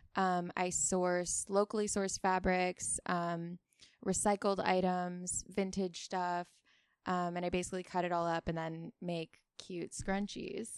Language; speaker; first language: English; native; English